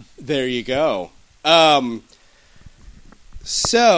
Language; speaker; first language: English; native; English